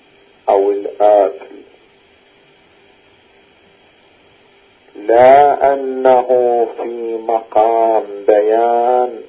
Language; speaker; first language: Arabic; native; Arabic